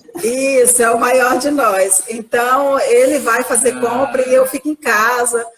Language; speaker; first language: Portuguese; native; Portuguese